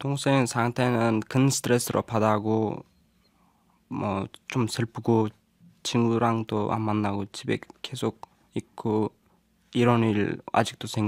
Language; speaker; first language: Korean; non-native, learner; Uzbek